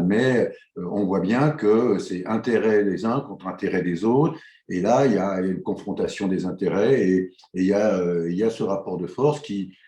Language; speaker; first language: French; native; French